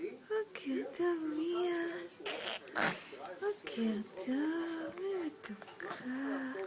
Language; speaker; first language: Hebrew; native; Hebrew